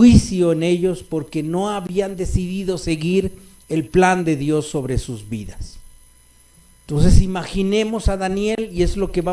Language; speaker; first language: Spanish; native; Spanish